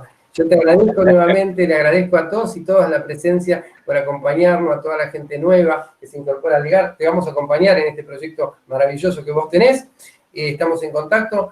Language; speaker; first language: Spanish; native; Spanish